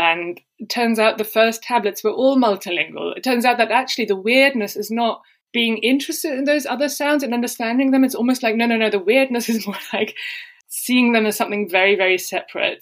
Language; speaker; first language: English; non-native, fluent; German